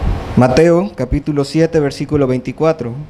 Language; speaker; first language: Spanish; native; Spanish